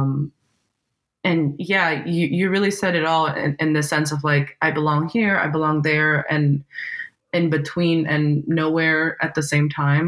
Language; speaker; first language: English; non-native, fluent; Portuguese